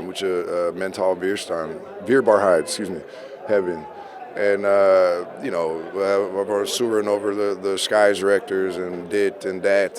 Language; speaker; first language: Dutch; non-native, learner; English